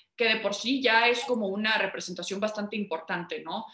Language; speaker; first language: Spanish; early bilingual, heritage; Spanish